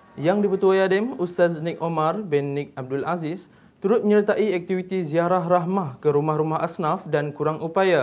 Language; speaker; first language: Malay; native; Malay